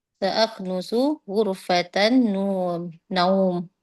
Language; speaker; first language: Arabic; non-native, learner; Indonesian